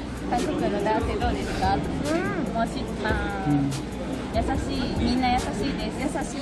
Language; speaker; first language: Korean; non-native, learner; Japanese